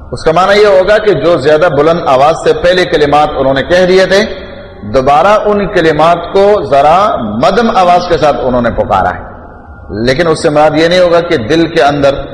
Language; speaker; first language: Urdu; non-native, local second language; Pashto